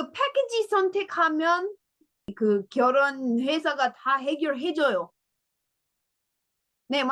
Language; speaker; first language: Korean; non-native, learner; English